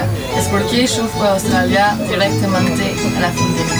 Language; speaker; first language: Spanish; non-native, learner; French